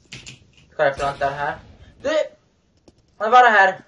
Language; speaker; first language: Norwegian; non-native, learner; Swedish